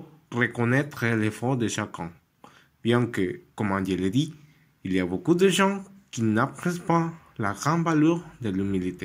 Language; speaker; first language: French; non-native, learner; Spanish